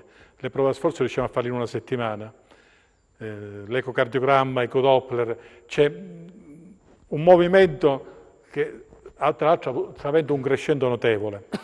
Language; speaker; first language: Italian; native; Italian